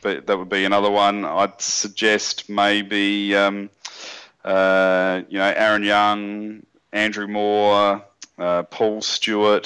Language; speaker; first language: English; native; English